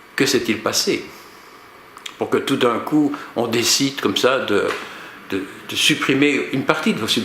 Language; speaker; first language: French; native; French